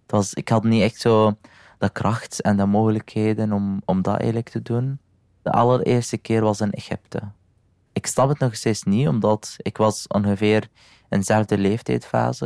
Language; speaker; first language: Dutch; non-native, fluent; Arabic